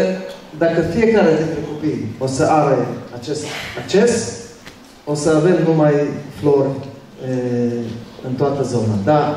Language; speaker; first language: Romanian; early bilingual, other home language; Hebrew